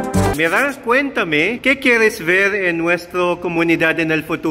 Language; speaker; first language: Spanish; non-native, fluent; Filipino